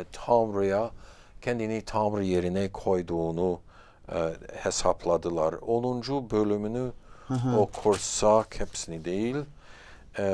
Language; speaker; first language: Turkish; non-native, fluent; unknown